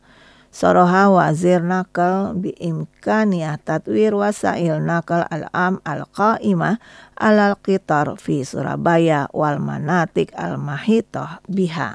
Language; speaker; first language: Arabic; non-native, fluent; Indonesian